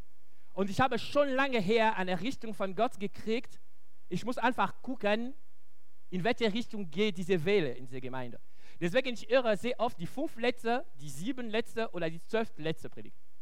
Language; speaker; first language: German; non-native, local second language; French